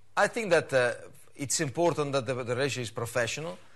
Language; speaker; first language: English; non-native, fluent; Italian